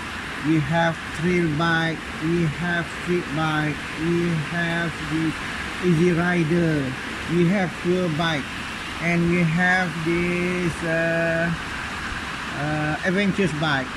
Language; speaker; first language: English; non-native, local second language; Malay